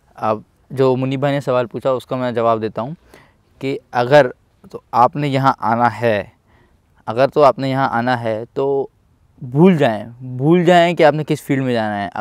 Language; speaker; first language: Urdu; non-native, local second language; Punjabi